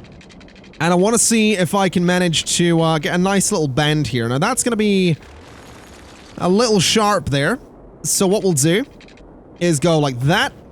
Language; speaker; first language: English; native; English